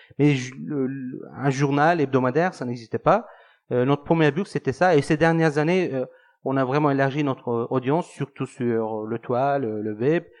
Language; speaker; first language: French; non-native, fluent; Turkish